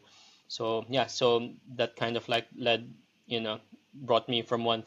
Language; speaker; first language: English; non-native, local second language; Filipino